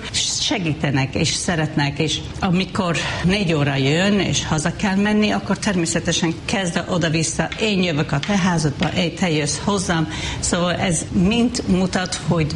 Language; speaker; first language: Hungarian; non-native, fluent; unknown